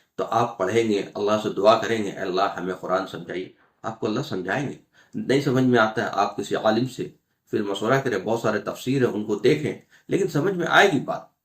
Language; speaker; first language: Urdu; native; Urdu